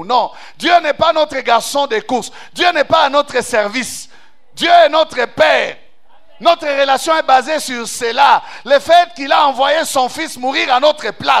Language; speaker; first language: French; non-native, local second language; Swahili